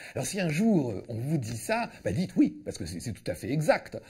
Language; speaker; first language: French; native; French